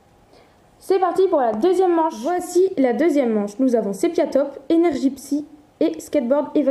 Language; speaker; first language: French; native; French